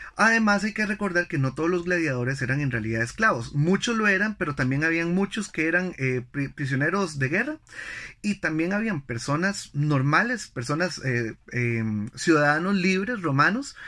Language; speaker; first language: Spanish; native; Spanish